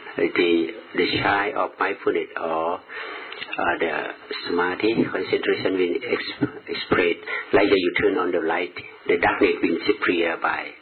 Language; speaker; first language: English; non-native, learner; Thai